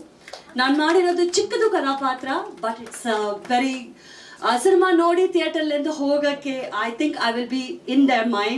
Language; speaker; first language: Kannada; non-native, fluent; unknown